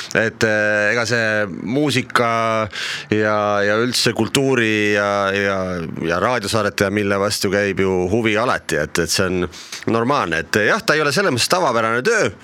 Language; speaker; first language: Estonian; native; Estonian